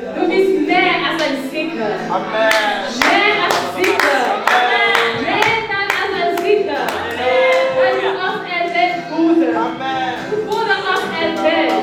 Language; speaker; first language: German; non-native, learner; French